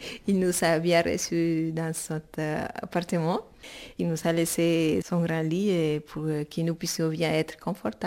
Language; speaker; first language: French; non-native, fluent; Spanish